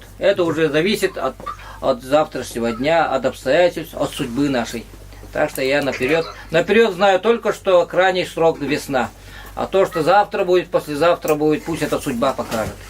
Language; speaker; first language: Russian; native; Russian